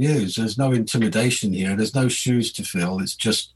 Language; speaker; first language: English; native; English